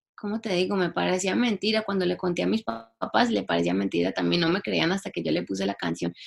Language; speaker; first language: Spanish; early bilingual, heritage; English